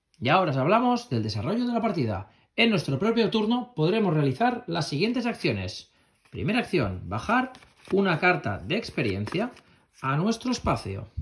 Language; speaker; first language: Spanish; native; Spanish